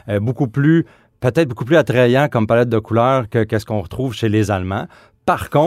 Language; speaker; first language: French; native; French